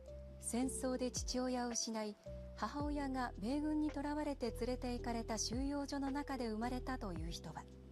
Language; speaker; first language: Japanese; native; Japanese